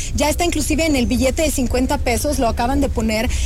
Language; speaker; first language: Spanish; non-native, fluent; Russian